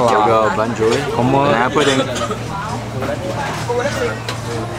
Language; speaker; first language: Vietnamese; early bilingual, heritage; English